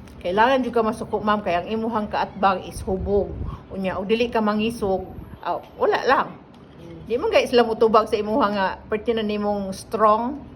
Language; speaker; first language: Cebuano; non-native, local second language; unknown